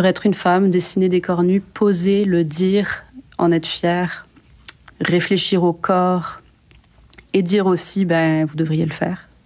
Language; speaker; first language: French; native; French